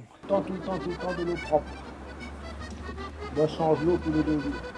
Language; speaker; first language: French; native; French